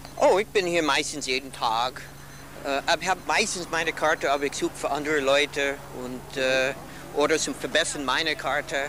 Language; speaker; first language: German; non-native, fluent; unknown